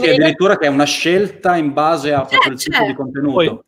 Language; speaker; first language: Italian; native; Italian